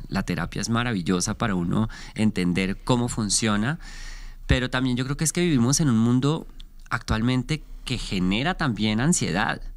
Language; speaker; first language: Spanish; native; Spanish